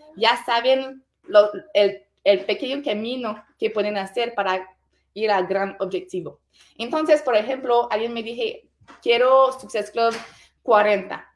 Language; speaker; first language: Spanish; non-native, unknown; French